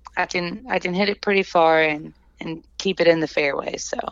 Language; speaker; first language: English; native; English